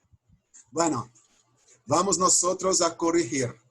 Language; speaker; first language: Spanish; non-native, fluent; Portuguese